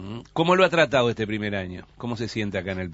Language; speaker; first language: Spanish; native; Spanish